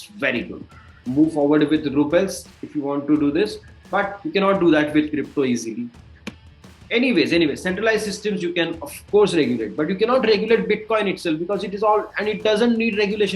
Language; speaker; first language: English; non-native, local second language; Marathi